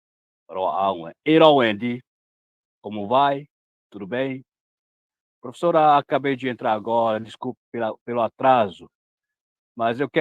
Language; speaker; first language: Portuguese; non-native, local second language; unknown